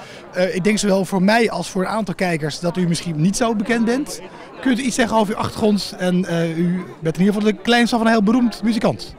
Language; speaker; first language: Dutch; native; Dutch